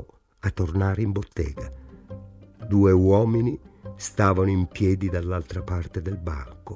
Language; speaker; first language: Italian; native; Italian